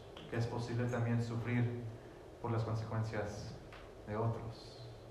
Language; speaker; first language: Spanish; early bilingual, heritage; Spanish